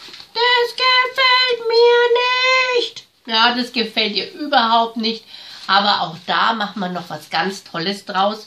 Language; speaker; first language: German; native; German